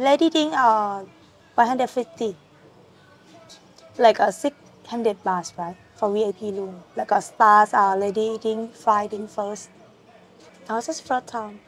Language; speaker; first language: English; non-native, learner; Thai